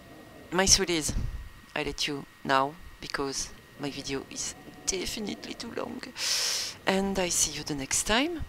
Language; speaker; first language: English; non-native, learner; French